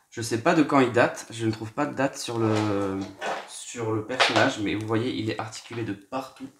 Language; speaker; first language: French; native; French